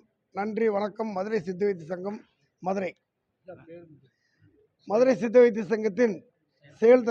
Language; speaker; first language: Tamil; native; Tamil